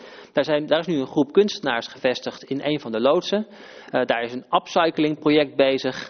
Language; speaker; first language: Dutch; native; Dutch